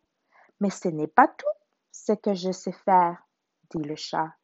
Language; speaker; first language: French; non-native, learner; Spanish